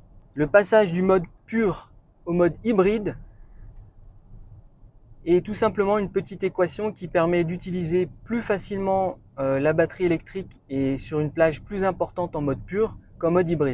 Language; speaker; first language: French; native; French